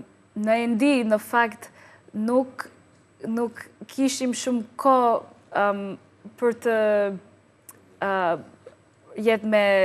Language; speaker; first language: Albanian; non-native, learner; English